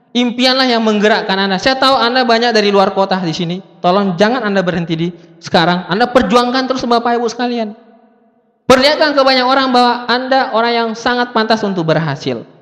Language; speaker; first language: Indonesian; non-native, local second language; Buginese